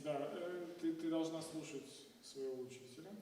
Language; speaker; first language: Russian; native; Russian